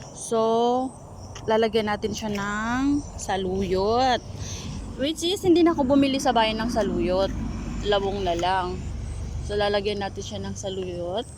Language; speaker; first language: Filipino; non-native, local second language; Iloko